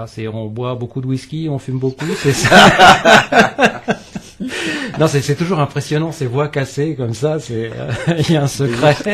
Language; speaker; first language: French; native; French